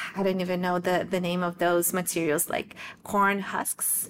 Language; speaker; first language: English; non-native, fluent; Portuguese